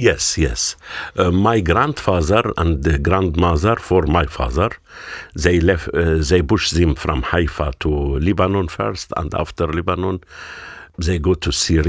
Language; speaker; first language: English; non-native, learner; Arabic